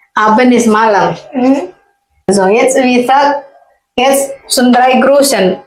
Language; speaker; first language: German; non-native, learner; Indonesian